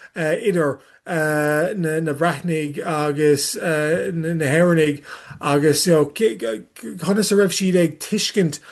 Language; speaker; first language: Irish; non-native, learner; English